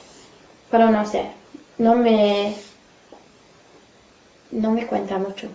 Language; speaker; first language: Spanish; non-native, learner; English